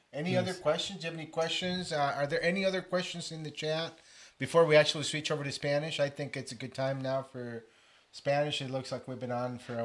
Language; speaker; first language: English; native; English